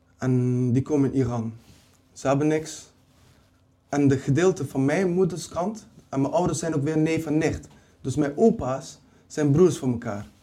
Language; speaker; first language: Dutch; early bilingual, other home language; Kurdish